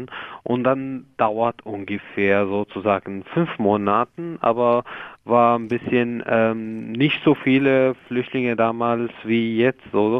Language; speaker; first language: German; non-native, learner; Arabic